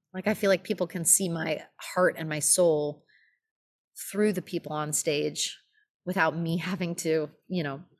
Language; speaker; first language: English; native; English